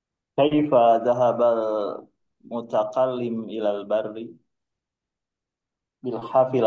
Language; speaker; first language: Arabic; non-native, learner; Indonesian